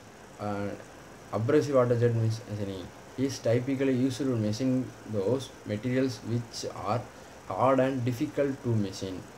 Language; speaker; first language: English; non-native, local second language; Tamil